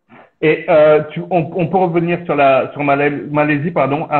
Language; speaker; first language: French; native; French